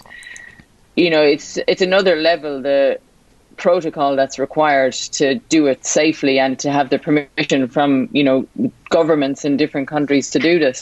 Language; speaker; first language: English; native; English